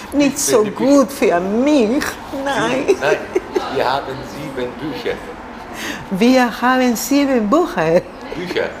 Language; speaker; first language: German; non-native, learner; Spanish